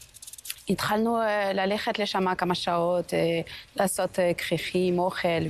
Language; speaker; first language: Hebrew; non-native, fluent; French